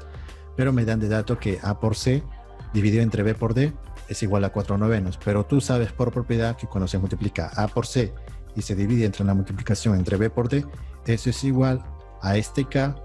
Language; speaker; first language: Spanish; native; Spanish